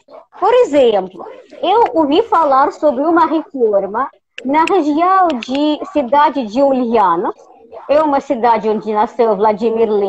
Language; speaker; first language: Portuguese; non-native, fluent; Russian